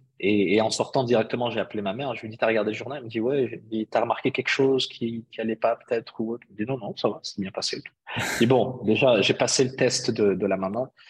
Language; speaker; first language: French; early bilingual, other home language; Arabic